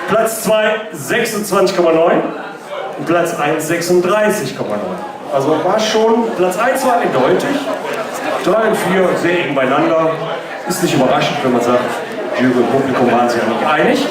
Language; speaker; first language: German; native; German